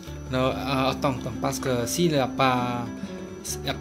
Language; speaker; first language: French; non-native, learner; Vietnamese